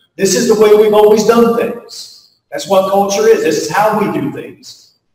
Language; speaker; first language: English; native; English